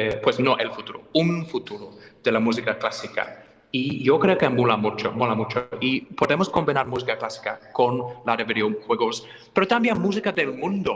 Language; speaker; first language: Spanish; non-native, fluent; English